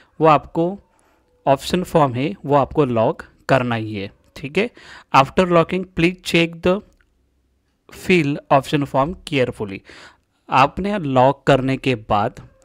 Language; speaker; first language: Hindi; non-native, local second language; Marathi